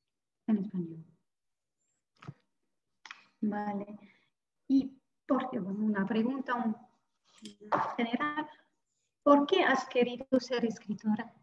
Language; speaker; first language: Spanish; non-native, fluent; French